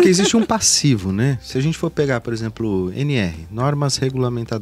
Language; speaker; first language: Portuguese; native; Portuguese